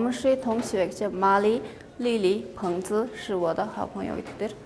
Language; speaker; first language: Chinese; non-native, fluent; Mongolian